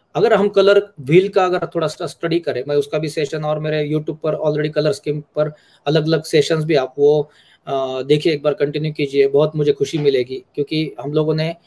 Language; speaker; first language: Hindi; non-native, local second language; Marathi